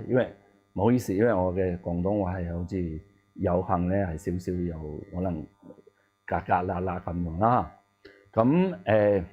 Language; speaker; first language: Cantonese; non-native, learner; Tibetan